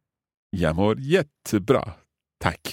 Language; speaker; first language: Swedish; non-native, learner; English